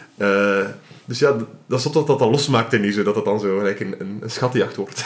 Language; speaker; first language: Dutch; native; Dutch